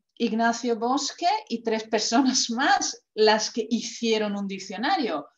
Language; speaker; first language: Spanish; non-native, fluent; Croatian